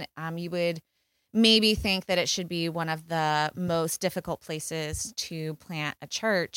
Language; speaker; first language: English; native; English